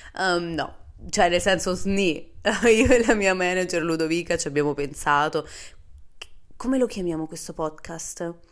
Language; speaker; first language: Italian; native; Italian